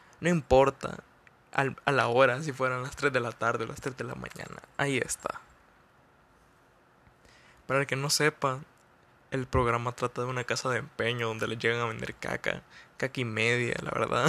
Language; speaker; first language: Spanish; native; Spanish